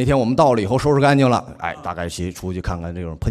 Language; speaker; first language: Chinese; native; Chinese